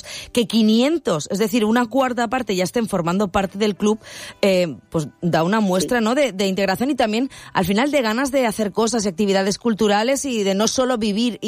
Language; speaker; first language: Spanish; native; Spanish